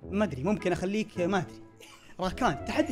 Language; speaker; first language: Arabic; native; Arabic